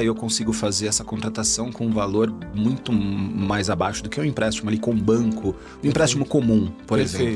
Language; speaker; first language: Portuguese; native; Portuguese